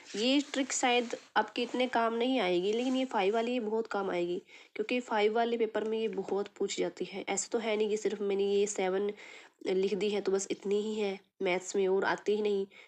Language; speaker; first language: Hindi; native; Hindi